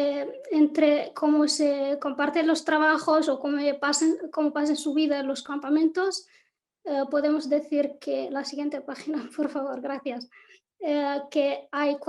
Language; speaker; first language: Spanish; non-native, local second language; Arabic